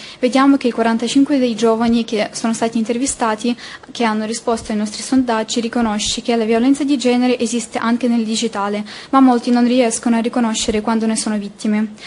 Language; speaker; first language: Italian; non-native, fluent; Ukrainian